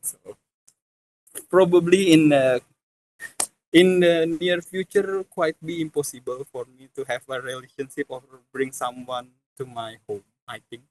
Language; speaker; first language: English; non-native, fluent; Indonesian